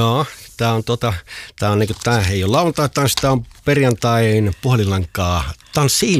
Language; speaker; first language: Finnish; native; Finnish